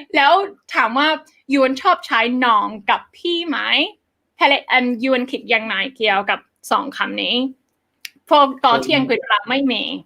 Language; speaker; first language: Thai; non-native, fluent; English